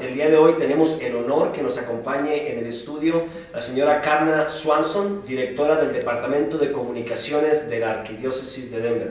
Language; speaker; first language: Spanish; native; Spanish